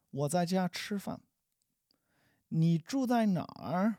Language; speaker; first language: Chinese; non-native, learner; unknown